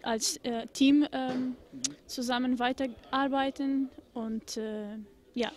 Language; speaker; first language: German; non-native, fluent; Portuguese